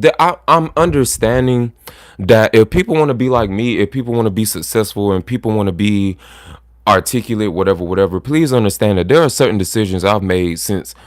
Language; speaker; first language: English; native; English